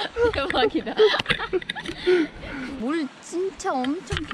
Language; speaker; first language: Korean; non-native, fluent; Russian